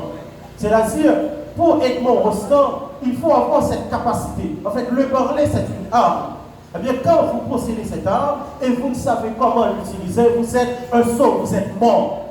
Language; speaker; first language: French; non-native, local second language; Haitian Creole